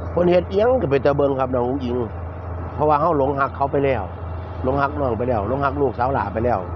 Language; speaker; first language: Thai; native; Thai